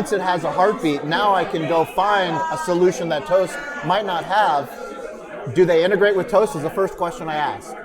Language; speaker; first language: English; native; English